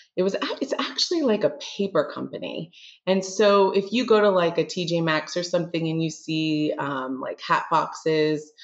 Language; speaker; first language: English; native; English